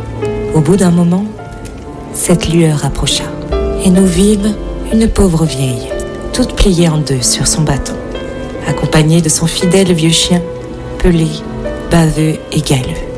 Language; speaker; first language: French; native; French